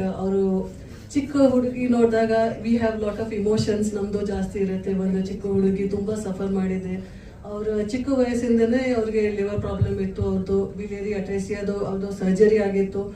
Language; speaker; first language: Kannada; non-native, fluent; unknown